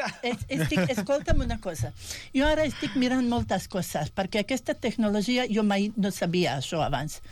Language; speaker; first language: Catalan; non-native, fluent; Bosnian